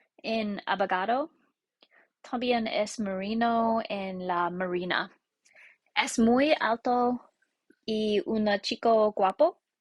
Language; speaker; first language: Spanish; non-native, learner; English